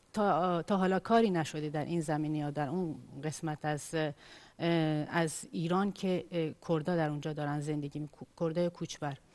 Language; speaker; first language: Persian; non-native, local second language; Kurdish